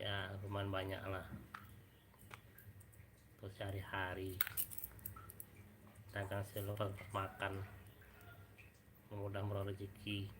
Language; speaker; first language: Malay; non-native, local second language; Minangkabau